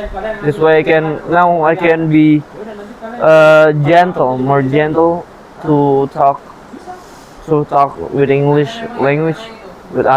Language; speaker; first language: English; non-native, learner; Indonesian